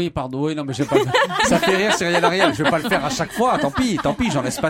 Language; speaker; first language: French; native; French